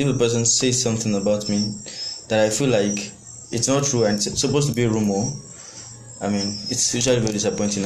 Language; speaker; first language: English; non-native, local second language; Yoruba